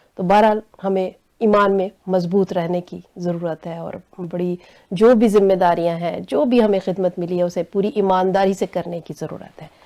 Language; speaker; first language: Urdu; non-native, local second language; Punjabi